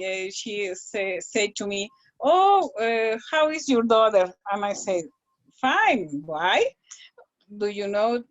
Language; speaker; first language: English; non-native, learner; Spanish